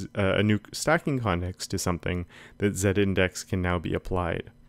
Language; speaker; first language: English; native; English